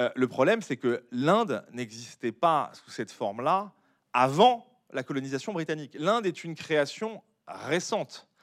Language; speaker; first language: French; native; French